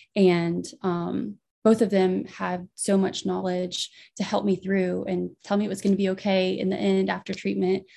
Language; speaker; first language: English; native; English